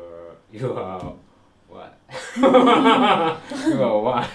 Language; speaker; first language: English; non-native, learner; Japanese